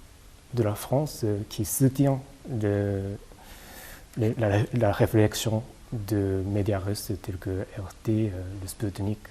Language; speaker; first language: French; non-native, fluent; Japanese